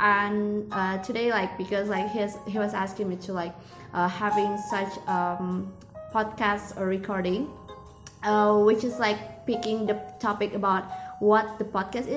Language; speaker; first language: English; non-native, learner; Indonesian